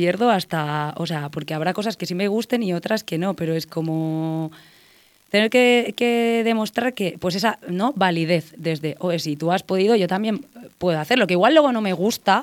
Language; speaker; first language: Spanish; native; Spanish